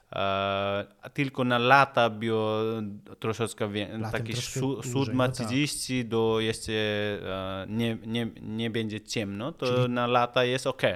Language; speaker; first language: Polish; non-native, learner; Nepali